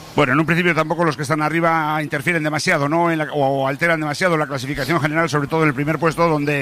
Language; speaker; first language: Spanish; native; Spanish